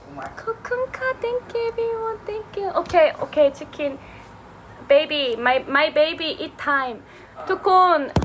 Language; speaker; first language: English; non-native, learner; Korean